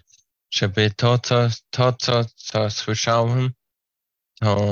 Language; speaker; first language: Polish; non-native, learner; Slovak